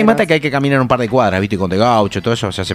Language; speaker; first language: Spanish; native; Spanish